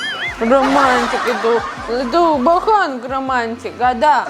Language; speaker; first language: Indonesian; non-native, learner; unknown